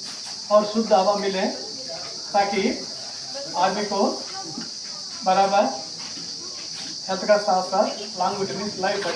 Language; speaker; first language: Hindi; non-native, local second language; Telugu